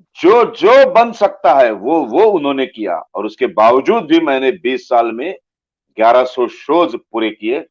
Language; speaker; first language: Hindi; non-native, local second language; Marathi